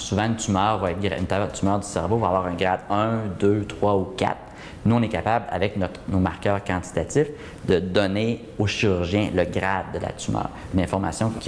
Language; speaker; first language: French; native; French